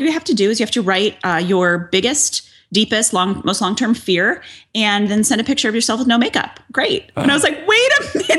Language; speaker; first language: English; native; English